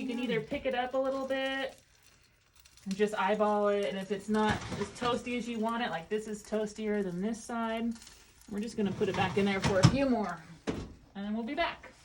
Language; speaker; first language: English; native; English